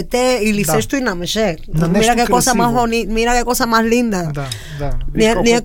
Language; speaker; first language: Bulgarian; non-native, learner; Spanish